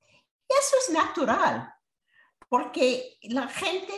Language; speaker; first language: Spanish; non-native, fluent; English